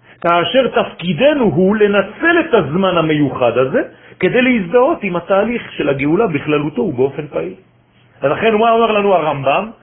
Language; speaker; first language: Hebrew; non-native, fluent; French